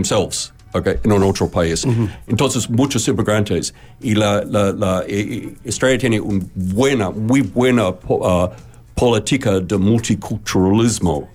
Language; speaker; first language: Spanish; non-native, learner; English